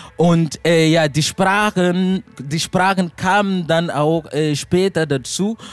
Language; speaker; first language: German; non-native, fluent; Mossi